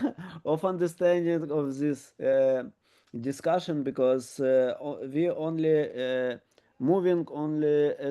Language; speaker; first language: English; non-native, learner; Ukrainian